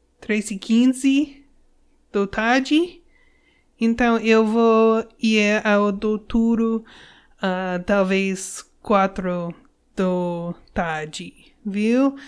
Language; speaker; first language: Portuguese; non-native, learner; English